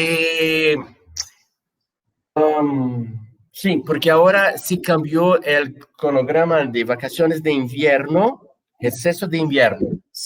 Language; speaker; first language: Spanish; non-native, fluent; Portuguese